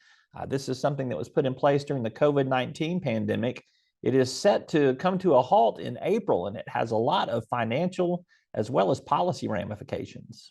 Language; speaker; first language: English; native; English